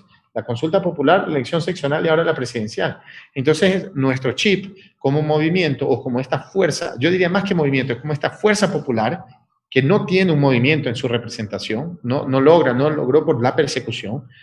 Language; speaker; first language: Spanish; native; Spanish